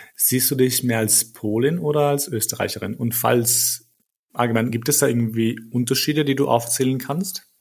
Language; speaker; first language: German; early bilingual, other home language; Albanian